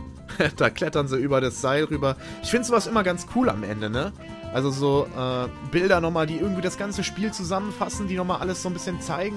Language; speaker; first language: German; native; German